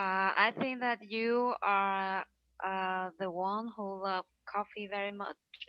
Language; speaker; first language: English; non-native, learner; Vietnamese